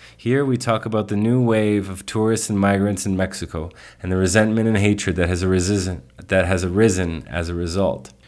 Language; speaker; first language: English; native; English